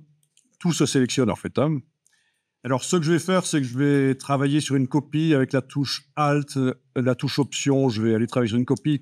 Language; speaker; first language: French; native; French